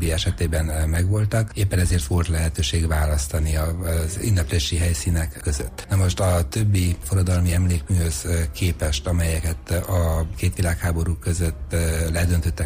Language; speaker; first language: Hungarian; native; Hungarian